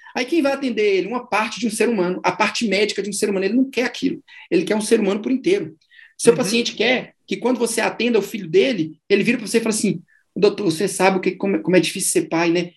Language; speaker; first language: Portuguese; native; Portuguese